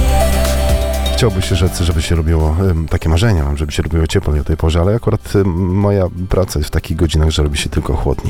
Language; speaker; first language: Polish; native; Polish